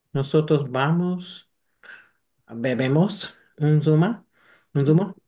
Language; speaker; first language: Spanish; non-native, learner; English